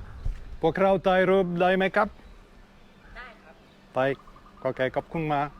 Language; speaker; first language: Thai; non-native, learner; French